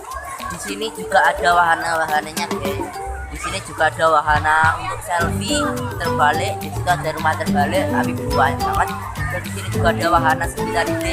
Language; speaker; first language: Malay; non-native, local second language; Javanese